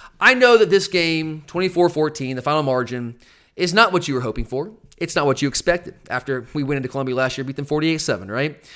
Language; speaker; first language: English; native; English